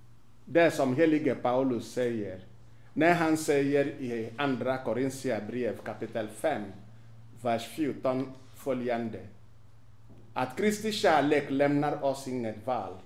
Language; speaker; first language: Swedish; non-native, fluent; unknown